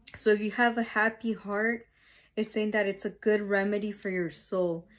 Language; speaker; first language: English; early bilingual, other home language; Spanish